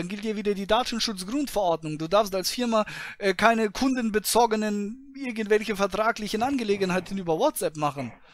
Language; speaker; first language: German; native; German